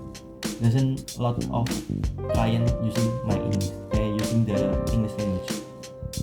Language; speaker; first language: English; non-native, learner; Indonesian